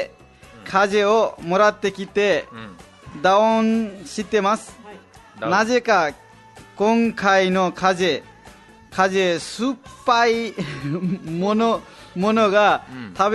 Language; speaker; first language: Japanese; non-native, fluent; Nepali